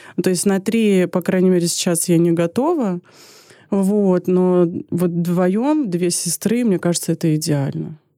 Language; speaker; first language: Russian; early bilingual, other home language; Armenian